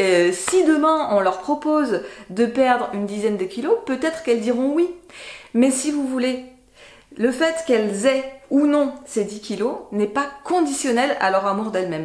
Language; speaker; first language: French; native; French